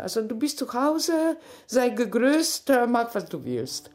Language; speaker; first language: German; non-native, fluent; Polish